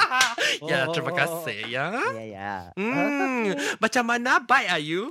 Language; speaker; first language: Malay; non-native, local second language; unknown